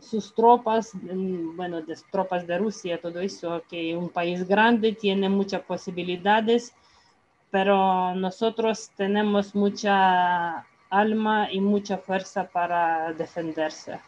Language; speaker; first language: Spanish; non-native, fluent; Ukrainian